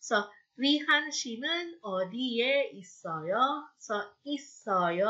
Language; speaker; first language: Korean; non-native, fluent; Filipino